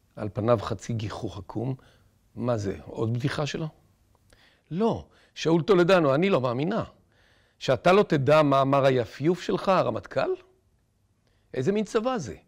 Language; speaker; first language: Hebrew; native; Hebrew